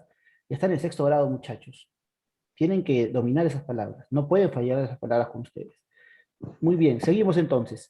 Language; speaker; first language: Spanish; native; Spanish